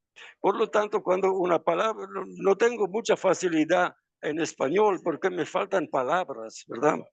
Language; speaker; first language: Spanish; non-native, fluent; Italian